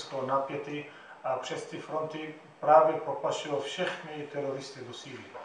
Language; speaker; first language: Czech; non-native, fluent; Arabic